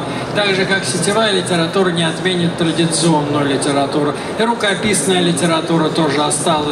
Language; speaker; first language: Russian; native; Russian